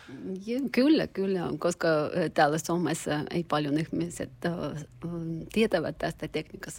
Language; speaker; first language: Finnish; non-native, learner; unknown